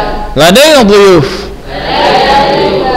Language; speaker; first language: Arabic; non-native, fluent; Indonesian